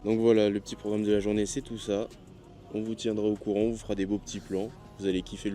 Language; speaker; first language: French; native; French